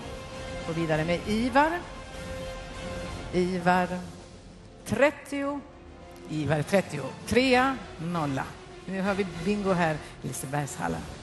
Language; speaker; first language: Swedish; native; Swedish